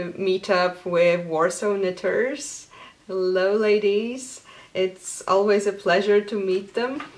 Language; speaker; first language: English; non-native, fluent; Polish